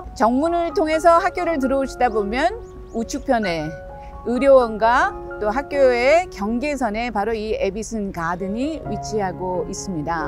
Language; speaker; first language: Korean; native; Korean